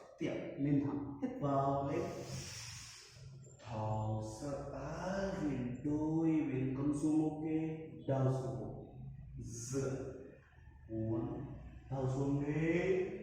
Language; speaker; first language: Vietnamese; non-native, learner; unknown